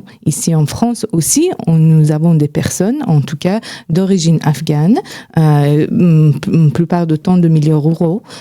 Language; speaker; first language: French; non-native, fluent; Persian